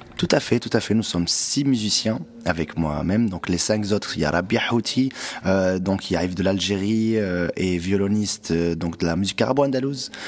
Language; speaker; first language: French; non-native, local second language; Arabic